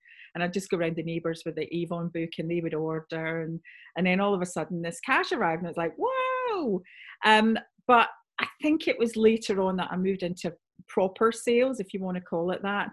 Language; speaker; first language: English; native; English